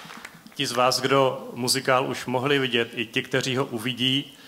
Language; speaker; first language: Czech; native; Czech